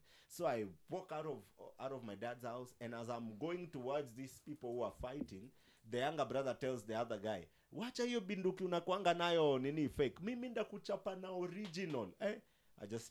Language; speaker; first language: English; non-native, local second language; Swahili